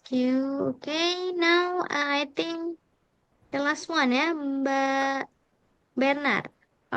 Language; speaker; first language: English; non-native, fluent; Indonesian